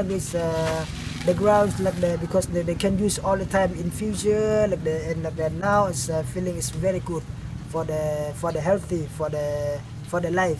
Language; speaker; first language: English; non-native, learner; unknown